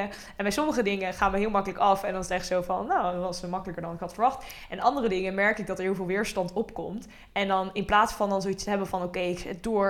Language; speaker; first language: Dutch; native; Dutch